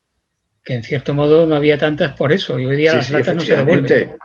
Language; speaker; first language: Spanish; native; Spanish